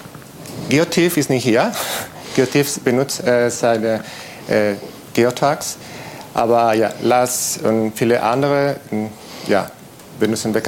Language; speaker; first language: German; non-native, fluent; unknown